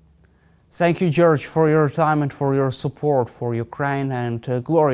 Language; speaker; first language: English; non-native, fluent; Ukrainian